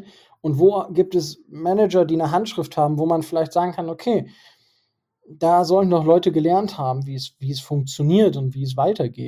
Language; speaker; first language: German; native; German